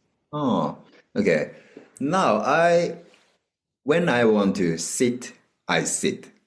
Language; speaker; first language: English; non-native, learner; Japanese